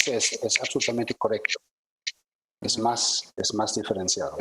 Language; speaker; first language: Spanish; non-native, fluent; German